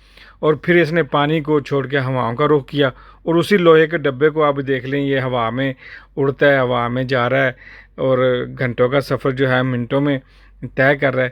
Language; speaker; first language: Urdu; native; Urdu